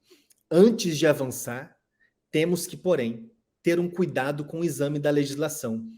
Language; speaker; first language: Portuguese; native; Portuguese